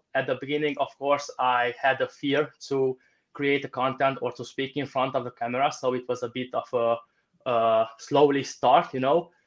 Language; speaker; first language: English; non-native, fluent; Romanian